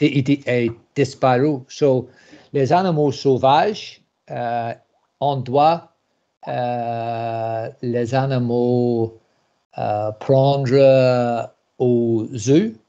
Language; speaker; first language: French; non-native, learner; English